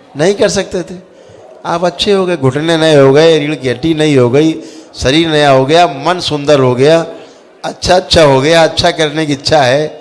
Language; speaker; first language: Hindi; native; Hindi